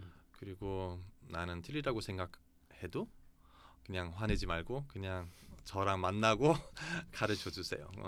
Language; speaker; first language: Korean; non-native, fluent; German